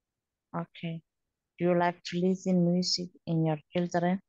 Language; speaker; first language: English; non-native, learner; Somali